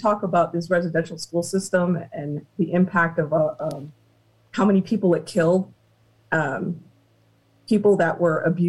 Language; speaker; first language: English; native; English